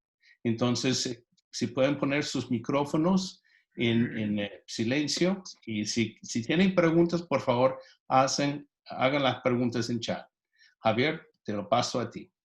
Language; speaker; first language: Spanish; non-native, fluent; English